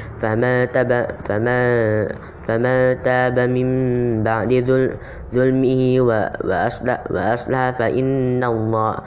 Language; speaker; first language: Arabic; non-native, learner; Indonesian